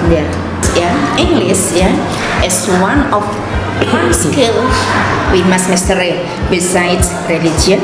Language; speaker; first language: English; non-native, learner; Indonesian